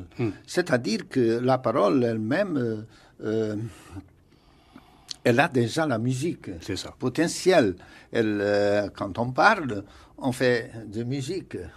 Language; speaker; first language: French; non-native, fluent; Portuguese